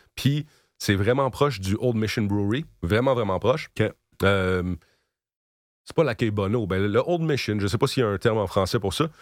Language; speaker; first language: French; native; French